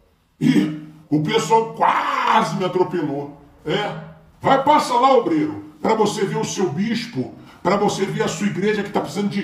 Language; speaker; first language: Portuguese; native; Portuguese